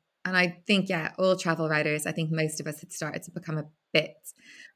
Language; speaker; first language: English; native; English